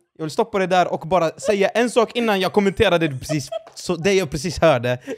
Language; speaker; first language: Swedish; early bilingual, other home language; Arabic